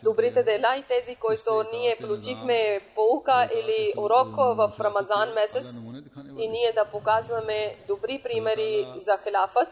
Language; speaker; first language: Bulgarian; non-native, local second language; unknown